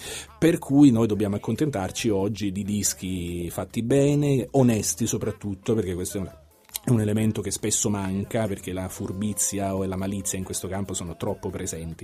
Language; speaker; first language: Italian; native; Italian